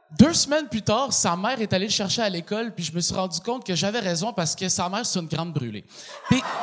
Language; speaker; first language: French; early bilingual, other home language; Arabic